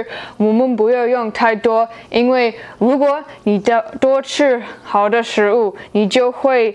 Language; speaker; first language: Chinese; non-native, learner; English